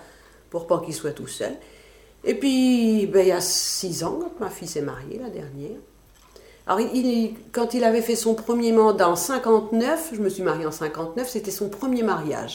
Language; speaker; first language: French; native; French